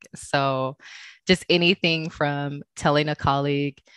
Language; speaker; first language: English; native; English